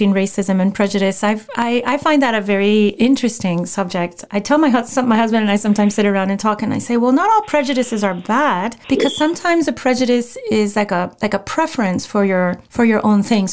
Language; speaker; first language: English; non-native, fluent; Spanish